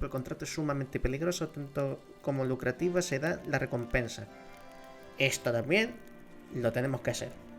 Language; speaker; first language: Spanish; native; Spanish